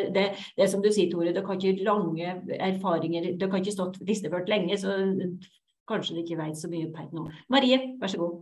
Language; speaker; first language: Norwegian; native; Norwegian